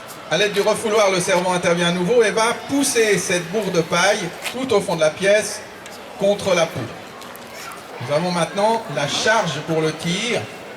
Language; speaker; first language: French; native; French